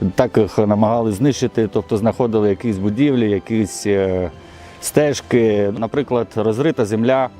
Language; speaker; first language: Ukrainian; non-native, local second language; Russian